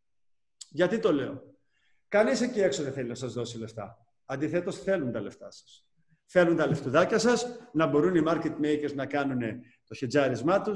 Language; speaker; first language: Greek; native; Greek